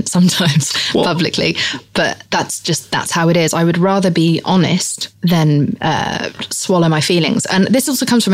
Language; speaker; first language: English; native; English